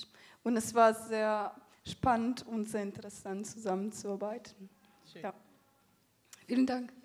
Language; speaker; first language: German; non-native, fluent; Serbian